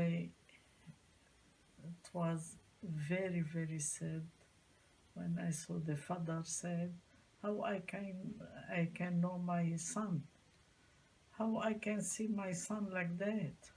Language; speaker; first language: English; non-native, learner; Arabic